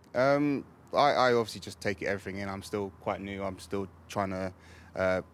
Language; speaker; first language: English; native; English